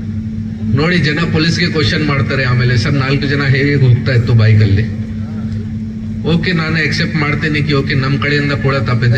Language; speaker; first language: Kannada; non-native, fluent; Hindi